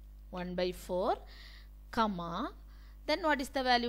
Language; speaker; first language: English; non-native, local second language; Tamil